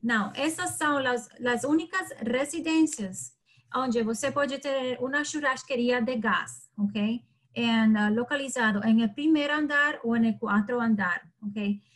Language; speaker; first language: Portuguese; non-native, learner; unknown